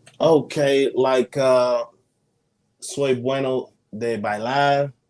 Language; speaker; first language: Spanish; non-native, learner; English